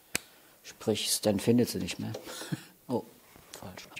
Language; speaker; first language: German; native; German